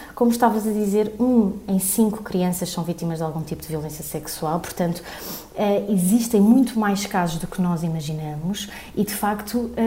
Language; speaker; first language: Portuguese; native; Portuguese